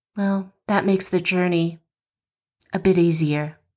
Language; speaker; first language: English; native; English